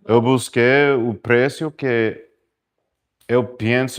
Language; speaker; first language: Portuguese; non-native, learner; Spanish